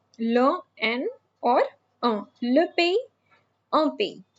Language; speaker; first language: French; non-native, fluent; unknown